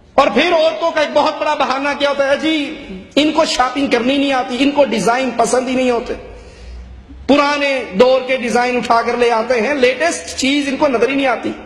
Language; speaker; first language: Urdu; non-native, local second language; Punjabi